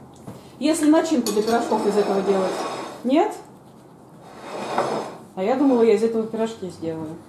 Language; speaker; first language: Russian; native; Russian